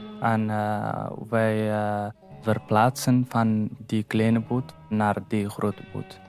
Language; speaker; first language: Dutch; non-native, learner; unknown